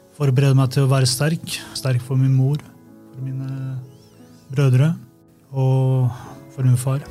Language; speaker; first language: Norwegian; early bilingual, other home language; Albanian